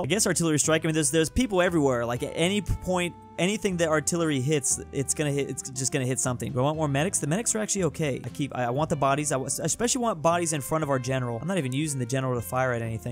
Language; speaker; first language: English; native; English